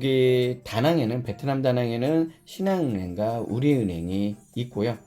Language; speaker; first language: Korean; native; Korean